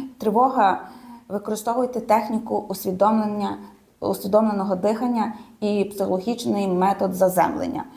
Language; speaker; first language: Ukrainian; native; Ukrainian